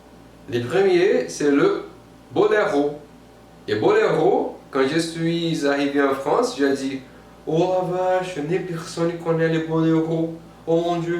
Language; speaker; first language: French; non-native, fluent; Portuguese